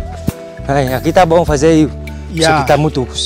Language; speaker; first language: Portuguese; non-native, learner; Vietnamese